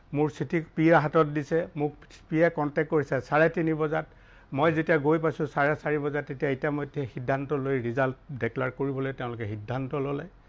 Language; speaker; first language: Assamese; native; Assamese